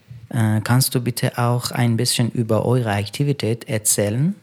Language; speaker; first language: German; non-native, learner; Persian